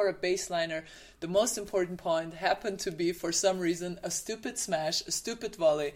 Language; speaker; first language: English; non-native, fluent; German